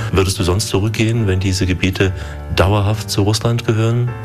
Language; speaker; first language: German; native; German